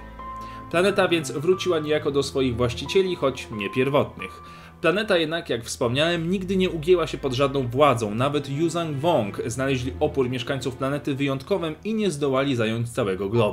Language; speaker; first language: Polish; native; Polish